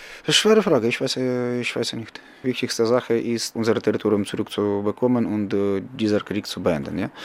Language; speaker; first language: German; non-native, learner; Ukrainian